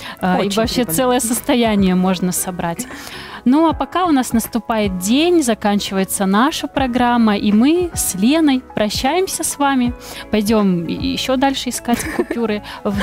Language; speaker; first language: Russian; native; Russian